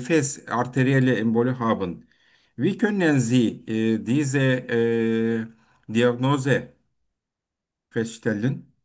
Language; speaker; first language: German; non-native, learner; Turkish